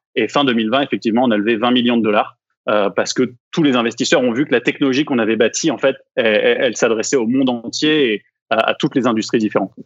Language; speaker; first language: French; native; French